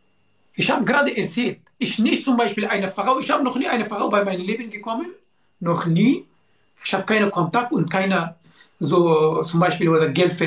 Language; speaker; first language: German; non-native, learner; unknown